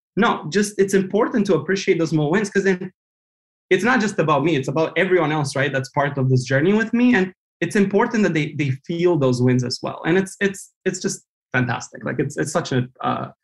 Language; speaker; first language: English; non-native, fluent; Romanian